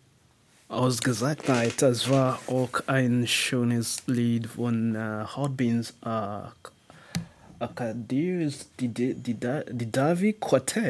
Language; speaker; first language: German; non-native, learner; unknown